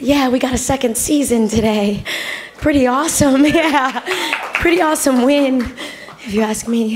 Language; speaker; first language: English; early bilingual, other home language; Spanish